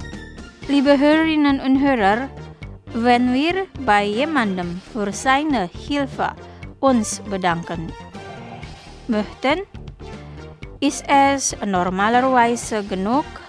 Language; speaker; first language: German; non-native, fluent; Indonesian